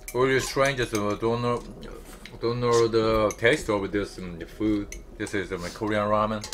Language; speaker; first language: English; non-native, learner; Korean